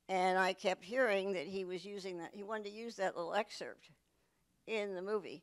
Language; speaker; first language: English; native; English